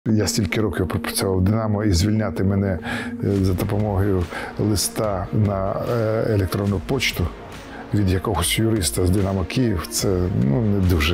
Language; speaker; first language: Ukrainian; non-native, local second language; Russian